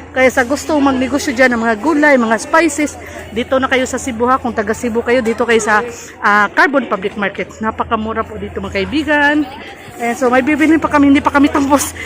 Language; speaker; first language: Filipino; non-native, local second language; Cebuano